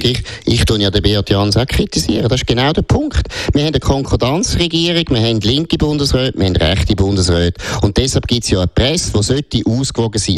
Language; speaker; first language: German; native; German